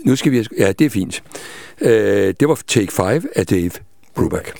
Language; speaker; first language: Danish; native; Danish